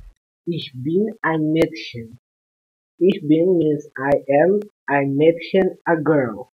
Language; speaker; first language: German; non-native, learner; English